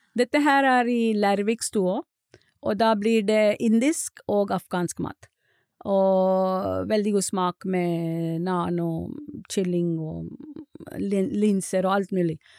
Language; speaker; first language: Norwegian; non-native, fluent; Marathi